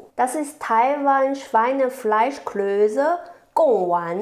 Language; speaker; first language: German; non-native, learner; Chinese